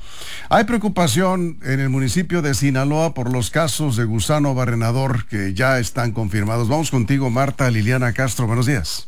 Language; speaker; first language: Spanish; native; Spanish